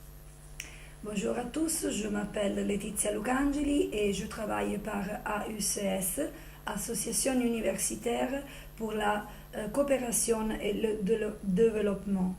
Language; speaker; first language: French; non-native, fluent; Italian